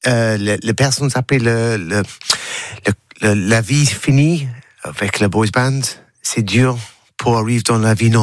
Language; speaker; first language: French; non-native, learner; English